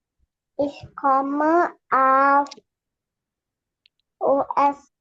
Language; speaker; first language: German; non-native, learner; Indonesian